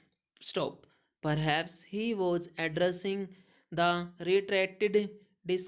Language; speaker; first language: English; non-native, local second language; Hindi